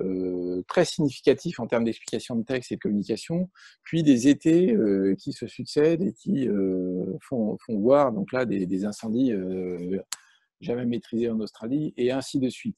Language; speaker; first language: French; native; French